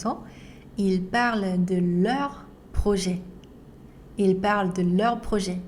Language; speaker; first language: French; non-native, fluent; Korean